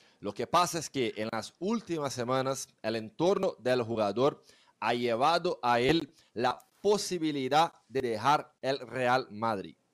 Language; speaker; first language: Spanish; non-native, fluent; Portuguese